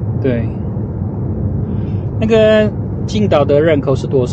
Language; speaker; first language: Chinese; non-native, fluent; Polish